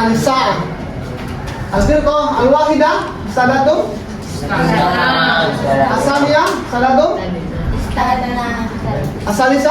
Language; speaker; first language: Arabic; non-native, fluent; Indonesian